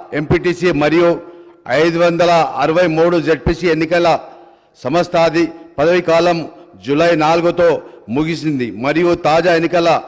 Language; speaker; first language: Telugu; non-native, local second language; Urdu